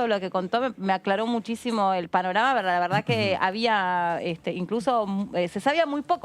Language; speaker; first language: Spanish; native; Spanish